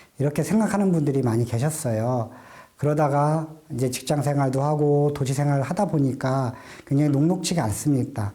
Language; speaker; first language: Korean; native; Korean